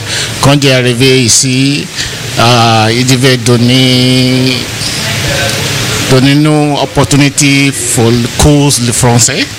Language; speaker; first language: French; non-native, learner; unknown